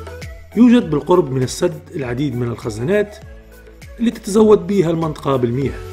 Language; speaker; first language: Arabic; native; Arabic